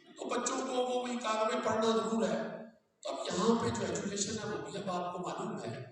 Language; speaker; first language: Urdu; non-native, local second language; Punjabi